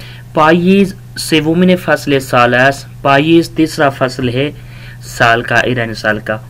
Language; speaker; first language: Persian; non-native, fluent; Urdu